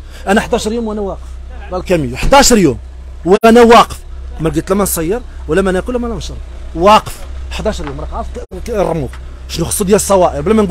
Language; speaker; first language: Arabic; native; Arabic